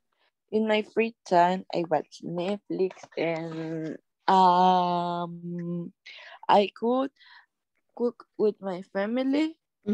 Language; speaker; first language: English; non-native, learner; Spanish